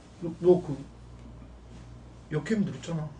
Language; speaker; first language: Korean; native; Korean